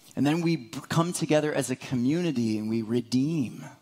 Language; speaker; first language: English; native; English